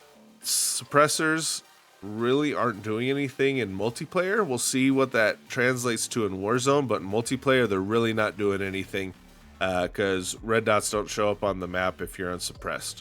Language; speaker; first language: English; native; English